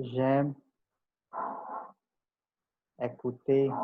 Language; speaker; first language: French; non-native, learner; Hindi